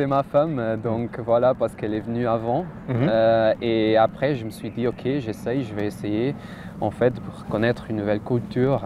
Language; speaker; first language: French; non-native, fluent; Portuguese